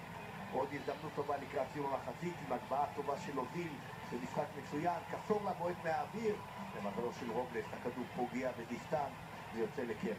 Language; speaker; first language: Hebrew; native; Hebrew